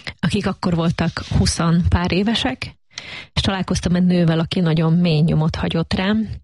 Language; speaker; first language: Hungarian; native; Hungarian